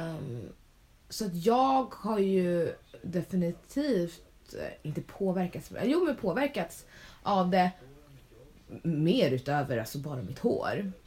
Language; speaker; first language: Swedish; early bilingual, other home language; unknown